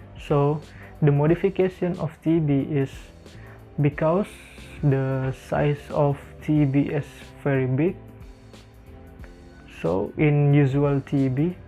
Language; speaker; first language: English; non-native, learner; Indonesian